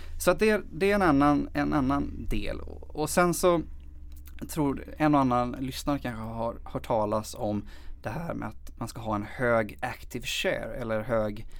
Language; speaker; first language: Swedish; native; Swedish